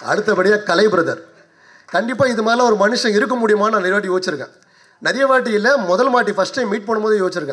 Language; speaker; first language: Tamil; native; Tamil